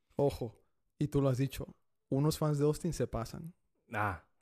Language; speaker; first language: Spanish; early bilingual, heritage; Spanish